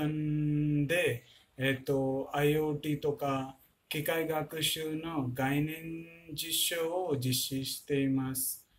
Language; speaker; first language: Japanese; non-native, learner; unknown